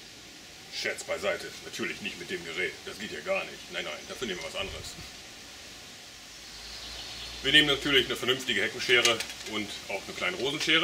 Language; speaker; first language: German; native; German